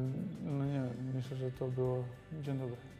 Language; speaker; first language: Polish; non-native, learner; Serbian